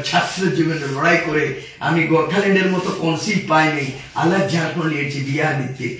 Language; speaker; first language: Bangla; non-native, local second language; Santali